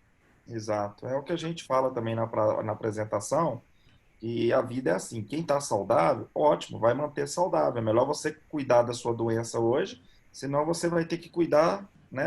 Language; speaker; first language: Portuguese; native; Portuguese